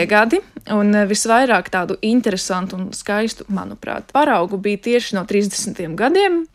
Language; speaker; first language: Latvian; non-native, local second language; Russian